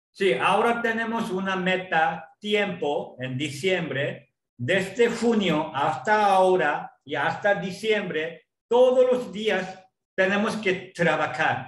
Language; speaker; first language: Spanish; non-native, learner; Korean